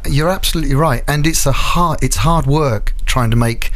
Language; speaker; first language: English; native; English